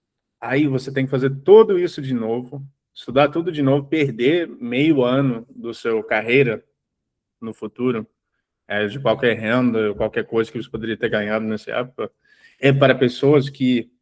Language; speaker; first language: Portuguese; early bilingual, heritage; English